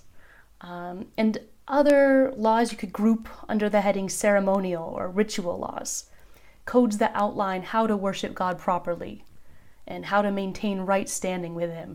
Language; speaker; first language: English; native; English